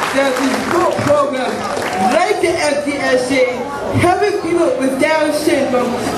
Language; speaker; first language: English; native; English